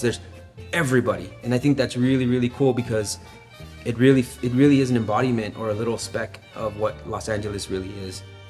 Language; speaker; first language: English; early bilingual, other home language; Spanish